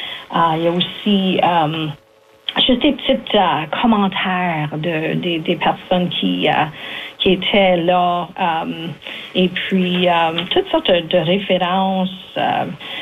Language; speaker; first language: French; native; French